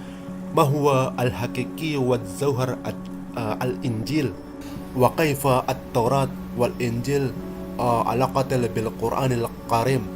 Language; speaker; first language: Arabic; non-native, learner; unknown